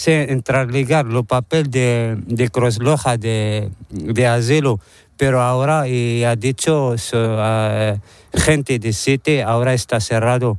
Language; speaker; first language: Spanish; non-native, learner; Arabic